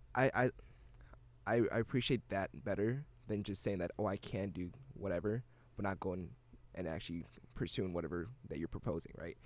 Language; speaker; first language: English; native; English